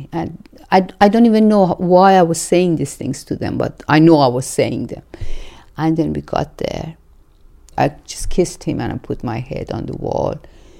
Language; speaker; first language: English; non-native, fluent; Persian